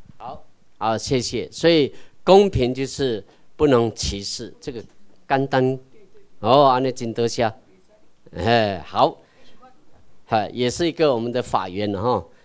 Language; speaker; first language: Chinese; native; Chinese